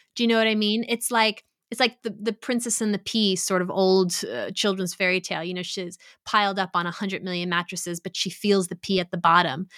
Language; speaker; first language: English; native; English